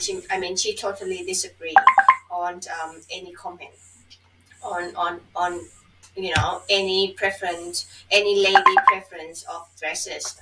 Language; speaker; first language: English; non-native, fluent; Thai